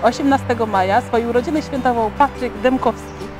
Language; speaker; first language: Polish; native; Polish